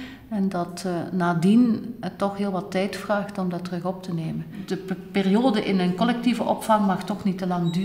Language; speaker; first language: Dutch; native; Dutch